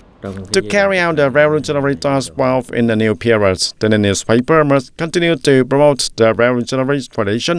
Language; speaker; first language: English; non-native, fluent; Vietnamese